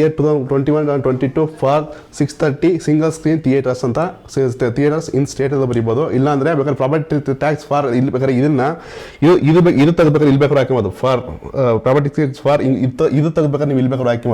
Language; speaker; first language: Kannada; native; Kannada